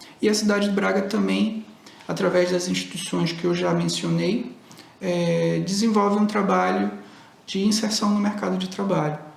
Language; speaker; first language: Portuguese; native; Portuguese